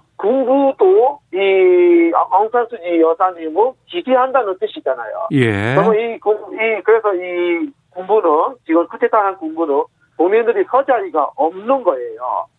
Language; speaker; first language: Korean; non-native, fluent; Burmese